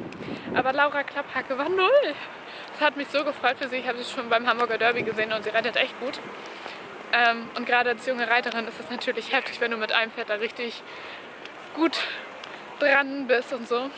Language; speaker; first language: German; native; German